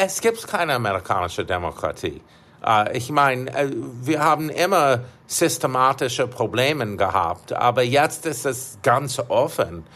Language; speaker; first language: German; non-native, fluent; English